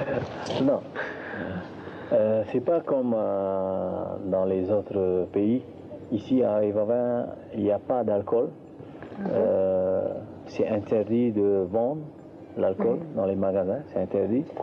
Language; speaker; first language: French; non-native, local second language; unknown